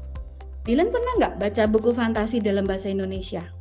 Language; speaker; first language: Indonesian; native; Indonesian